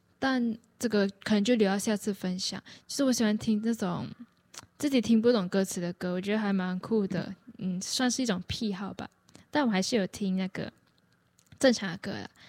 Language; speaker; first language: Chinese; native; Chinese